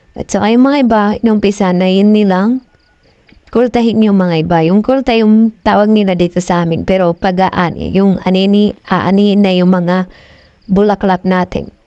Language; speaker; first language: Filipino; non-native, local second language; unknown